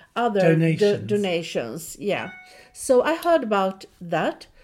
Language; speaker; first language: English; non-native, fluent; Swedish